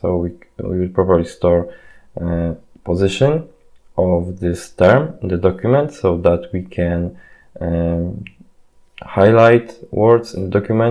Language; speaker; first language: English; non-native, fluent; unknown